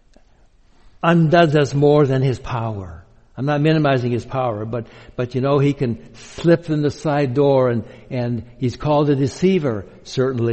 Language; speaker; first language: English; native; English